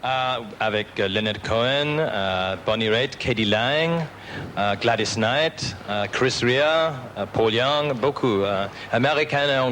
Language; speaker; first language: French; non-native, learner; English